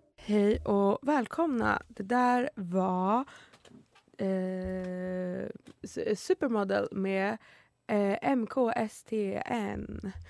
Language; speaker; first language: Swedish; native; Swedish